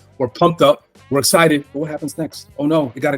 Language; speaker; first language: English; native; English